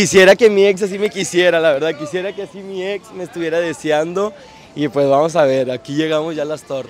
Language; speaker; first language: Spanish; native; Spanish